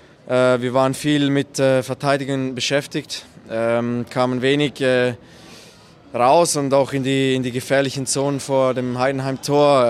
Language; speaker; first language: German; native; German